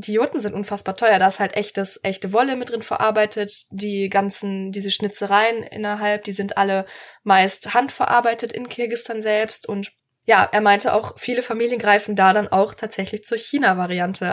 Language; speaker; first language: German; native; German